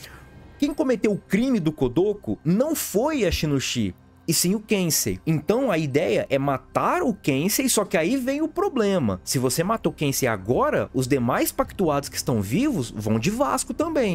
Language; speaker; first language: Portuguese; native; Portuguese